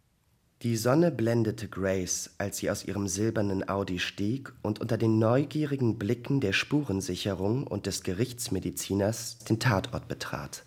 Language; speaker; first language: German; native; German